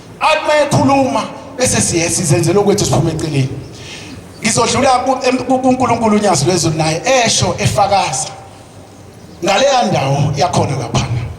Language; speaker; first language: Zulu; native; Zulu